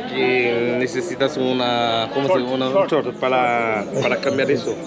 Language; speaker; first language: Spanish; non-native, learner; Haitian Creole